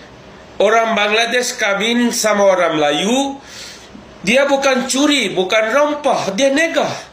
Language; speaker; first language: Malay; non-native, fluent; Bangla